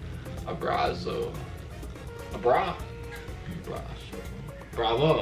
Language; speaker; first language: Spanish; non-native, learner; English